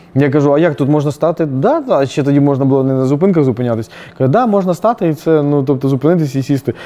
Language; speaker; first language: Ukrainian; native; Ukrainian